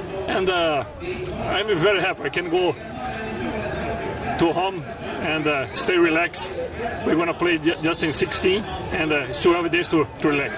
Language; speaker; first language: English; non-native, learner; Portuguese